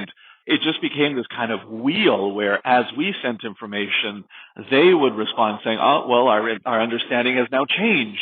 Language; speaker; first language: English; native; English